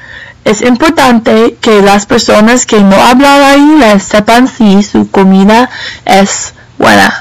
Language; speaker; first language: Spanish; non-native, learner; English